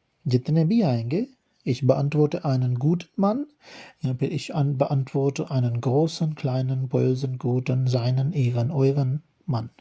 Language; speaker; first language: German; non-native, learner; Urdu